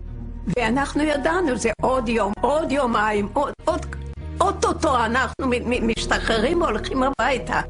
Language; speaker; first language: Hebrew; non-native, fluent; Yiddish